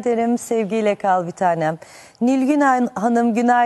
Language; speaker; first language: Turkish; native; Turkish